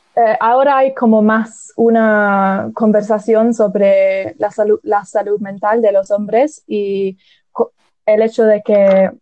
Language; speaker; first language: Spanish; non-native, fluent; English